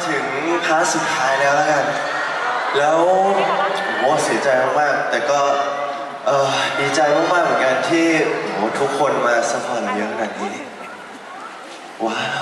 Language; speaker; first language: Thai; native; Thai